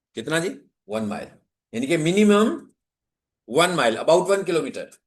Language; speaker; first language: Urdu; non-native, local second language; Punjabi